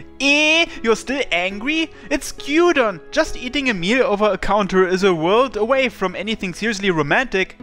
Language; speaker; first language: English; native; English